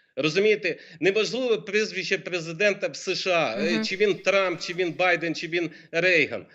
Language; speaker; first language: Ukrainian; native; Ukrainian